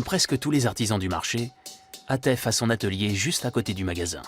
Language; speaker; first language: French; native; French